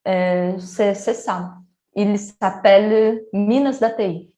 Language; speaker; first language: French; non-native, learner; Portuguese